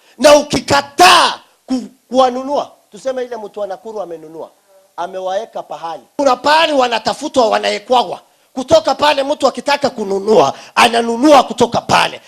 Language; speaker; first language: Swahili; non-native, local second language; Somali